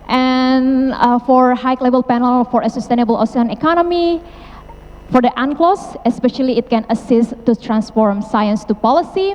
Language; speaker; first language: English; non-native, fluent; Indonesian